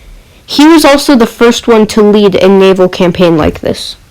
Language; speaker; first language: English; native; English